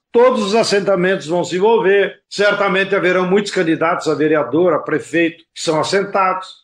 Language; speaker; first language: Portuguese; native; Portuguese